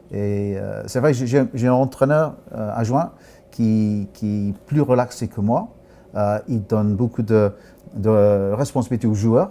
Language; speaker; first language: French; non-native, fluent; English